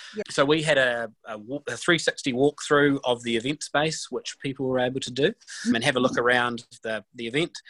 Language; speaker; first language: English; native; English